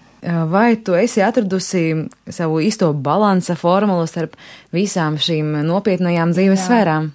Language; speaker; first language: Latvian; native; Latvian